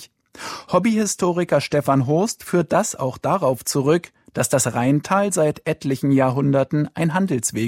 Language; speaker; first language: German; native; German